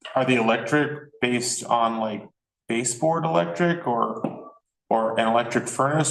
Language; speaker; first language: English; native; English